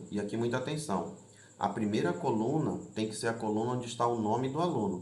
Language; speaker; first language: Portuguese; native; Portuguese